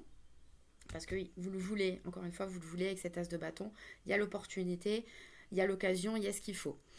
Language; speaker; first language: French; native; French